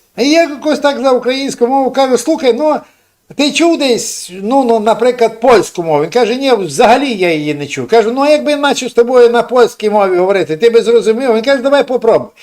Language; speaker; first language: Ukrainian; native; Ukrainian